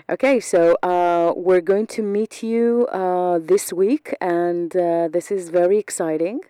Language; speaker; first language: English; non-native, fluent; Hebrew